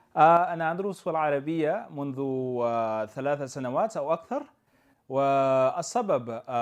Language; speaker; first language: Arabic; non-native, learner; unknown